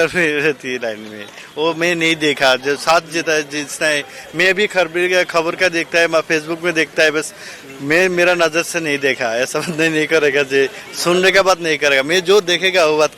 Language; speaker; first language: Hindi; non-native, learner; Bangla